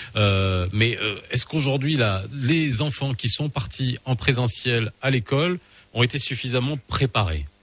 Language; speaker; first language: French; non-native, local second language; Arabic